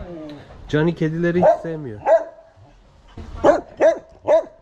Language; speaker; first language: Turkish; native; Turkish